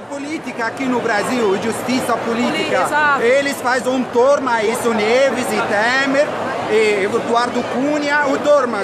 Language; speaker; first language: Portuguese; non-native, learner; Arabic